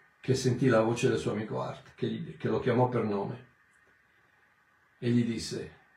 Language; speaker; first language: Italian; native; Italian